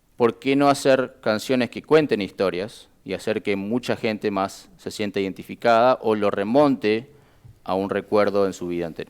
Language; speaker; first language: Spanish; native; Spanish